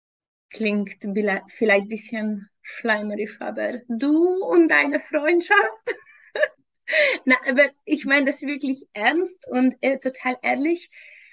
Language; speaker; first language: German; non-native, fluent; Hungarian